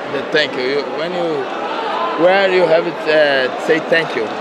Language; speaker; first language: English; non-native, learner; Portuguese